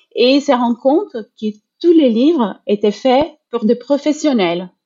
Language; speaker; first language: French; non-native, fluent; Portuguese